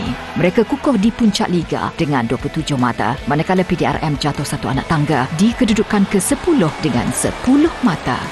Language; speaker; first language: Malay; native; Malay